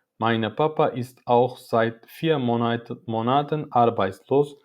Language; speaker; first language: German; non-native, learner; Turkish